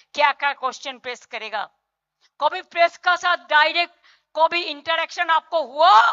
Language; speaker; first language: Hindi; non-native, local second language; Bangla